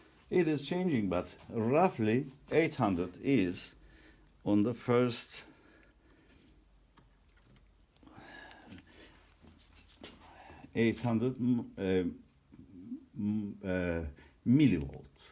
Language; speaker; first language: English; non-native, learner; Turkish